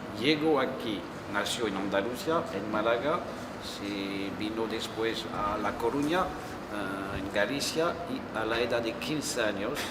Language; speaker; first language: Spanish; non-native, fluent; French